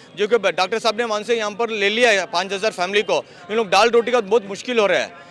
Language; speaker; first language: Hindi; non-native, local second language; Kannada